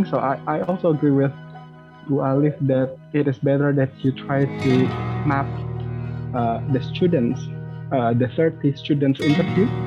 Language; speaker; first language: English; non-native, fluent; Indonesian